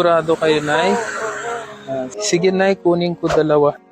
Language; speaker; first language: Filipino; non-native, learner; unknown